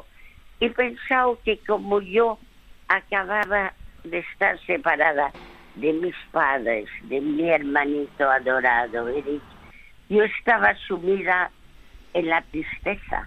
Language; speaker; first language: Spanish; early bilingual, other home language; French